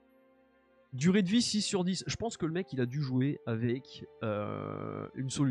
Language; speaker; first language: French; native; French